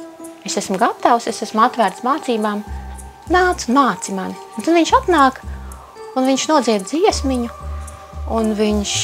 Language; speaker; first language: Latvian; native; Latvian